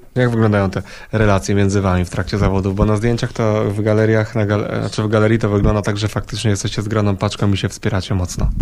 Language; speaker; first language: Polish; native; Polish